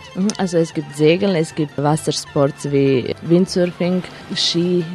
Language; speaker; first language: German; non-native, fluent; Croatian